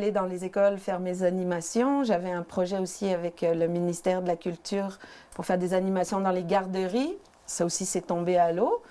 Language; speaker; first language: French; native; French